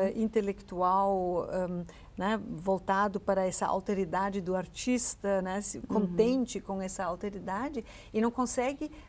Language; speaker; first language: Portuguese; non-native, fluent; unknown